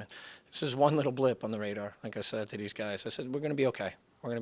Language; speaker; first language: English; native; English